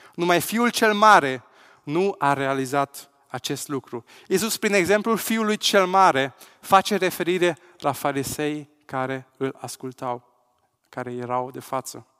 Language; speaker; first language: Romanian; non-native, local second language; Hungarian